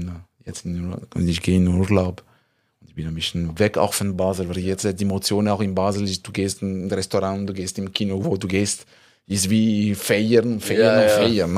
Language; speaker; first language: German; non-native, local second language; French